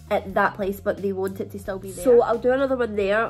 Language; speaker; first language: English; native; English